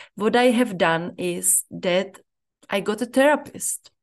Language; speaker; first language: English; non-native, fluent; Czech